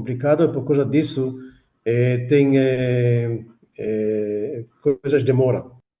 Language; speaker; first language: Portuguese; non-native, fluent; Hebrew